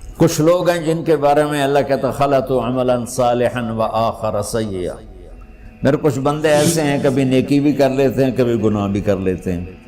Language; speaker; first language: Urdu; non-native, local second language; Punjabi